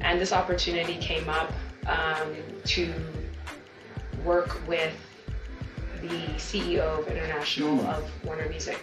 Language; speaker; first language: English; native; English